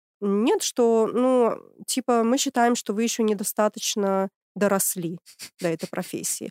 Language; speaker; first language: Russian; native; Russian